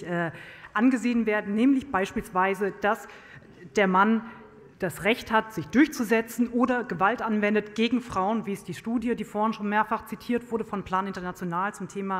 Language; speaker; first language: German; native; German